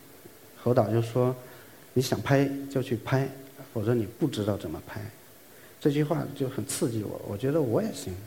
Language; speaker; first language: Chinese; native; Chinese